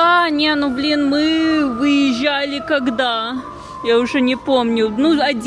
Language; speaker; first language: Russian; early bilingual, heritage; Russian